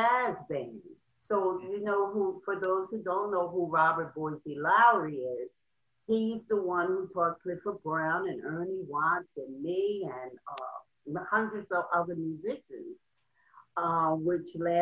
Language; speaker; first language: English; native; English